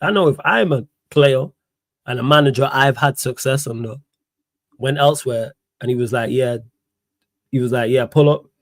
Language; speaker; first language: English; native; English